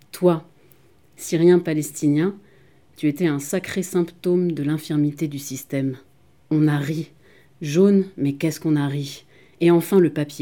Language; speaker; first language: French; native; French